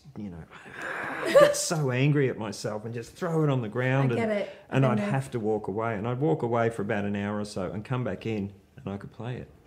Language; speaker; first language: English; native; English